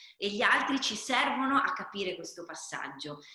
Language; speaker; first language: Italian; native; Italian